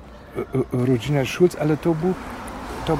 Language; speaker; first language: Polish; non-native, fluent; German